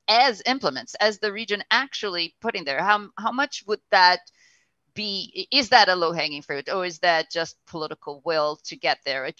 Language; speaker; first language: English; non-native, fluent; Portuguese